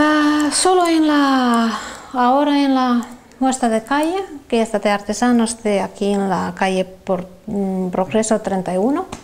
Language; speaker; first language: Spanish; non-native, learner; Finnish